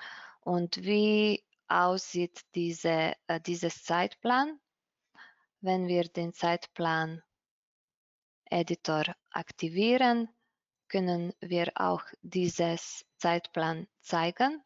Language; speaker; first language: German; non-native, fluent; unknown